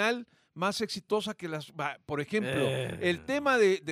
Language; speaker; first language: Spanish; native; Spanish